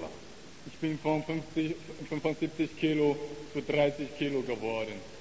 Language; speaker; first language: German; non-native, learner; Chinese